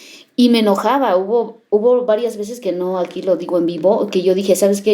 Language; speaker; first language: Spanish; native; Spanish